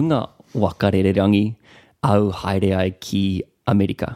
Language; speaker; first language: Māori; non-native, local second language; English